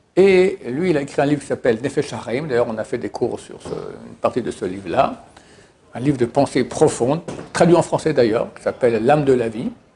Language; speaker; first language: French; native; French